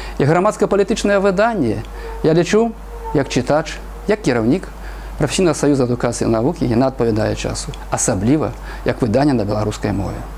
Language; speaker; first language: Belarusian; native; Belarusian